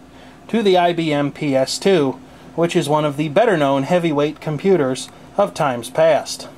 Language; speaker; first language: English; native; English